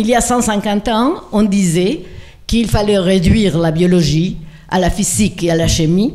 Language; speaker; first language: French; non-native, fluent; Spanish